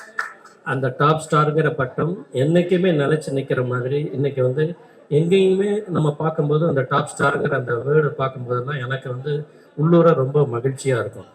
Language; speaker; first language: Tamil; native; Tamil